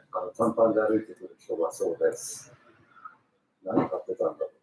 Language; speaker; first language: Japanese; native; Japanese